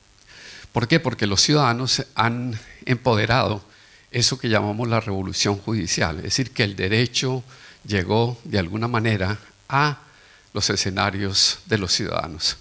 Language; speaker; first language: Spanish; native; Spanish